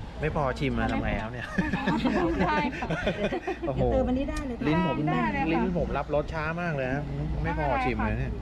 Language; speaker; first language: Thai; native; Thai